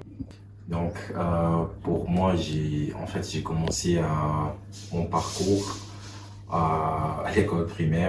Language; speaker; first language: French; non-native, fluent; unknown